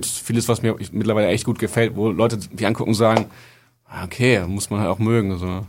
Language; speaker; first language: German; native; German